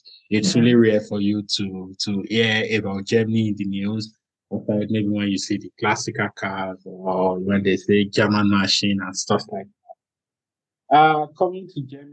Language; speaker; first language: English; non-native, local second language; Yoruba